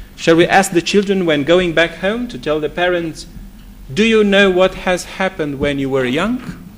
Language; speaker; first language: English; non-native, fluent; Romanian